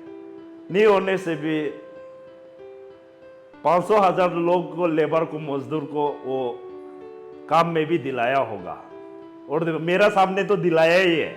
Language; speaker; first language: Hindi; non-native, local second language; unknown